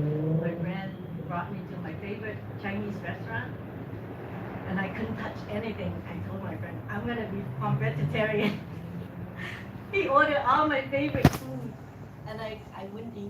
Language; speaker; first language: English; non-native, learner; Vietnamese